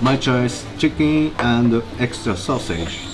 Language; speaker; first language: English; non-native, learner; Japanese